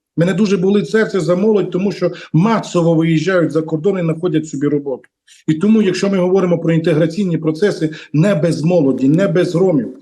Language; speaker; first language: Ukrainian; non-native, local second language; Romany